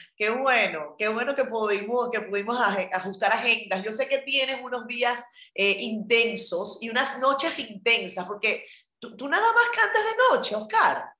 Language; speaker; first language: Spanish; native; Spanish